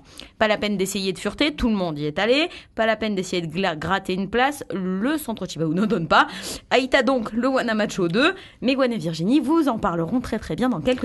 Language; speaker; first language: French; native; French